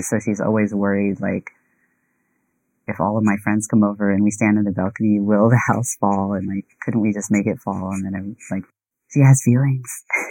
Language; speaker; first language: English; native; English